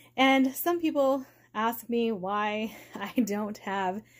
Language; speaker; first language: English; native; English